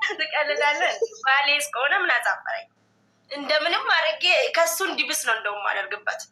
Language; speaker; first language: Amharic; non-native, local second language; Oromo